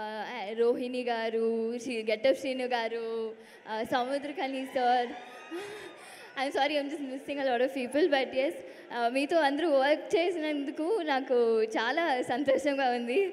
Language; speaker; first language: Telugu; non-native, learner; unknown